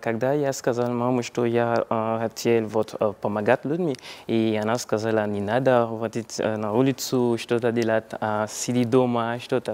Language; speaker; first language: Russian; non-native, fluent; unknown